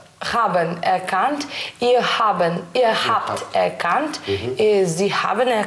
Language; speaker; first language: German; non-native, learner; Russian